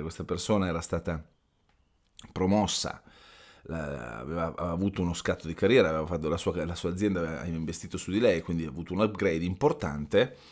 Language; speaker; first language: Italian; native; Italian